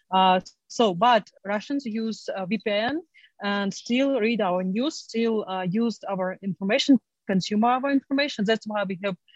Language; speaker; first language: English; non-native, fluent; Ukrainian